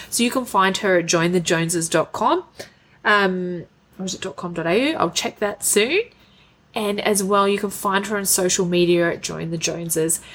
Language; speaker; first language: English; native; English